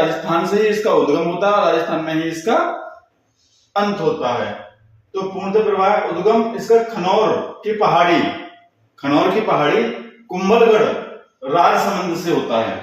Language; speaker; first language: Hindi; native; Hindi